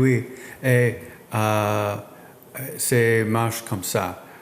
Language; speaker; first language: French; non-native, learner; English